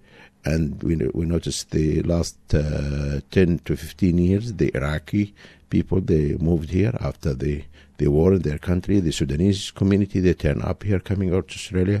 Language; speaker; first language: English; non-native, fluent; Arabic